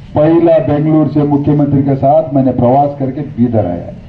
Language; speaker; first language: Hindi; non-native, local second language; Marathi